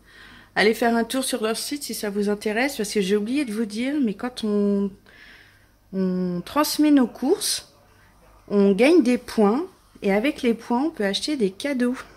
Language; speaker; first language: French; native; French